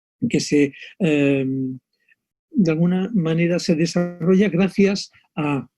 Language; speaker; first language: Spanish; native; Spanish